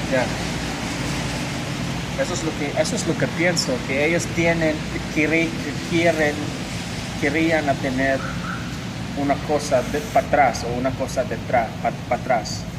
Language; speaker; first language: Spanish; non-native, fluent; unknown